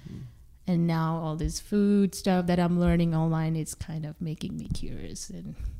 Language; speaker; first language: English; non-native, local second language; Sherpa